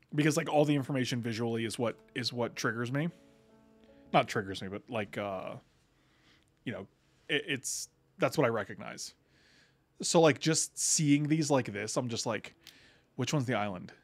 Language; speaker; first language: English; native; English